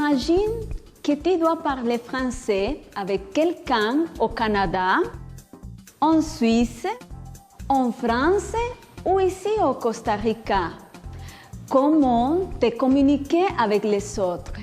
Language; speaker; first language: French; non-native, fluent; Spanish